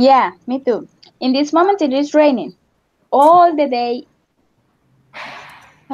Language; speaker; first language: English; non-native, learner; Spanish